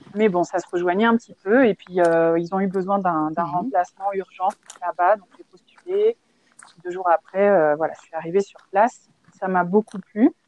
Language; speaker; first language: French; native; French